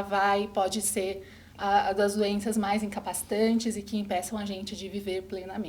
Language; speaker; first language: Portuguese; native; Portuguese